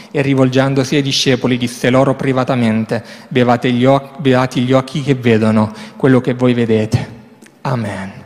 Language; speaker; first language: Italian; native; Italian